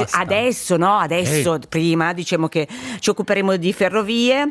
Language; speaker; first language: Italian; native; Italian